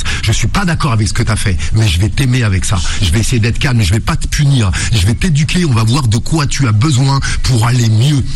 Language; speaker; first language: French; native; French